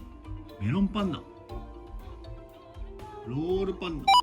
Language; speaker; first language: Japanese; native; Japanese